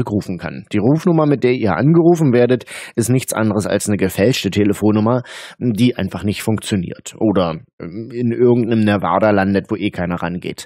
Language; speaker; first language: German; native; German